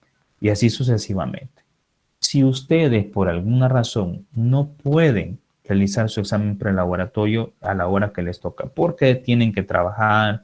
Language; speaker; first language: Spanish; native; Spanish